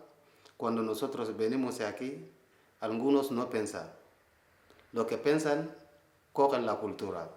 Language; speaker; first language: Spanish; non-native, learner; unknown